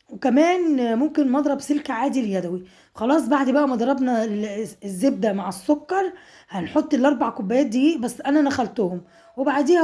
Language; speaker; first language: Arabic; native; Arabic